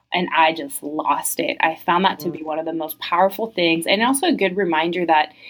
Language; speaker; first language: English; early bilingual, other home language; French